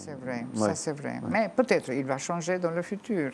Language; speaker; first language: French; non-native, fluent; Albanian